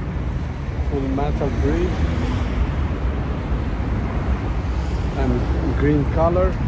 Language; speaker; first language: English; non-native, learner; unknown